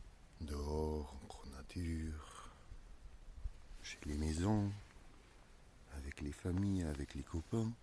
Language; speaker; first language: French; non-native, learner; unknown